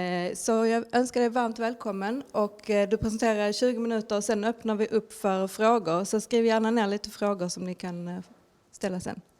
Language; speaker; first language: Swedish; native; Swedish